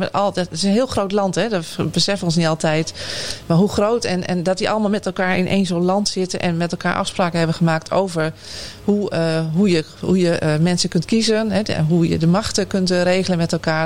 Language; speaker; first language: Dutch; native; Dutch